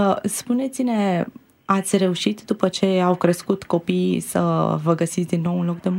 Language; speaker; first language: Romanian; native; Romanian